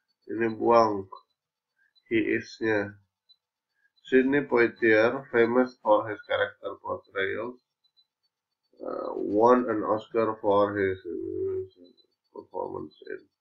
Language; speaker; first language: English; non-native, fluent; Indonesian